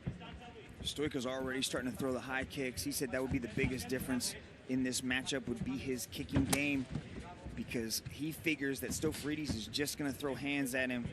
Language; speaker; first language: English; native; English